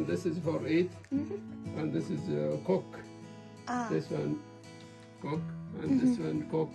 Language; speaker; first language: English; non-native, learner; Arabic